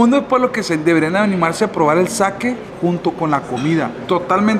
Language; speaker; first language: Spanish; native; Spanish